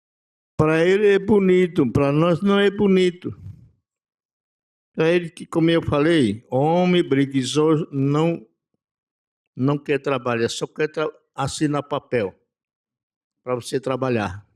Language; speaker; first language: Portuguese; non-native, local second language; Yanomámi